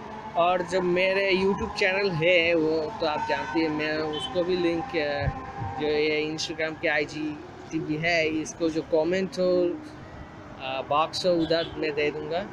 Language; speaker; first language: Hindi; non-native, learner; Bangla